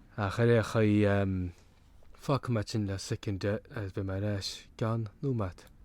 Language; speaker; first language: Irish; native; Irish